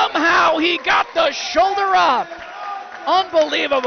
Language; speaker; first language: English; native; English